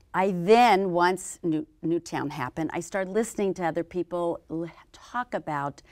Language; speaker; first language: English; native; English